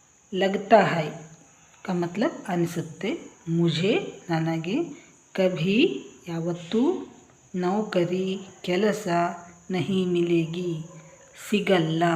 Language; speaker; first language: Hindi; non-native, local second language; Kannada